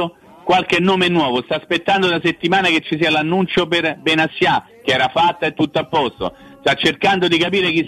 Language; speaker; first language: Italian; native; Italian